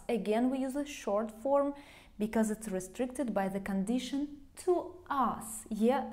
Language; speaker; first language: English; non-native, fluent; Russian